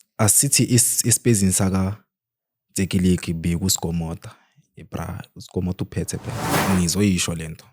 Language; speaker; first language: Zulu; non-native, local second language; Venda